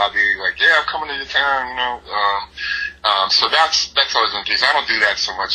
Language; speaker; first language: English; native; English